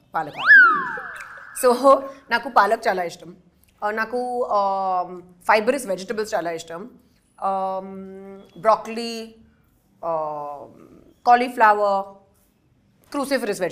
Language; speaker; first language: Telugu; non-native, local second language; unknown